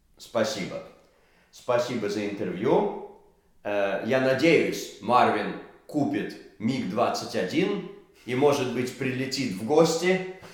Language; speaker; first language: Russian; native; Russian